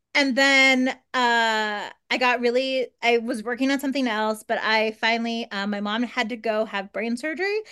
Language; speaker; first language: English; native; English